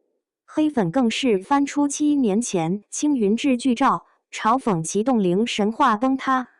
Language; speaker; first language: Chinese; native; Chinese